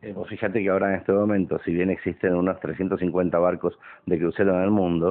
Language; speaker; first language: Spanish; native; Spanish